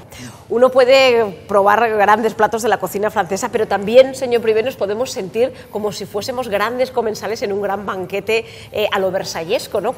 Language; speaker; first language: Spanish; native; Spanish